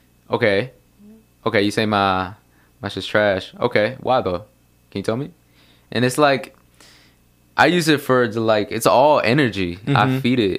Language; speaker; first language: English; early bilingual, other home language; Spanish